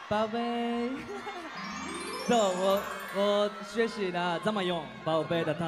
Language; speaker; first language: Chinese; non-native, learner; Japanese